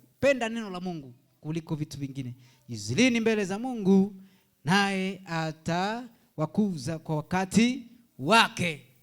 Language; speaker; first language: Swahili; native; Swahili